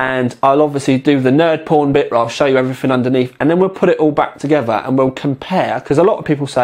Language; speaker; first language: English; native; English